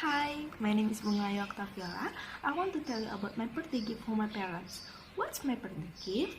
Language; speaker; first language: English; non-native, learner; Indonesian